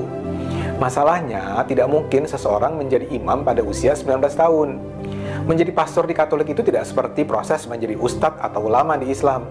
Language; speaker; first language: Indonesian; native; Indonesian